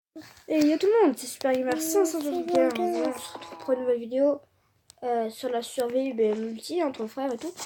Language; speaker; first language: French; native; French